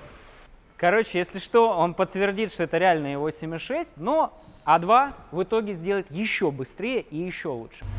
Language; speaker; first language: Russian; native; Russian